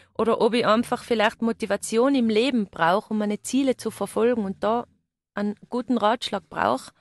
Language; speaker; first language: German; native; German